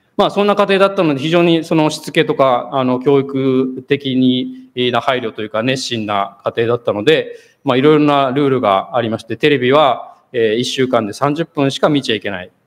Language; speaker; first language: Japanese; native; Japanese